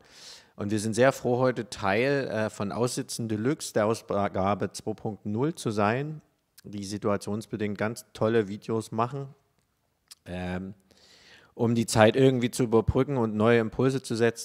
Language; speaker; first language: German; native; German